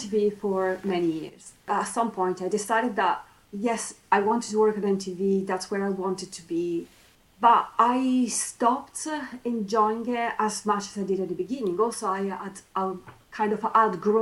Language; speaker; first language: English; non-native, fluent; Italian